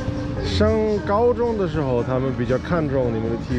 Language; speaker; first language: Chinese; non-native, fluent; English